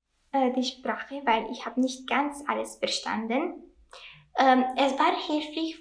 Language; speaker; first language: German; non-native, learner; Italian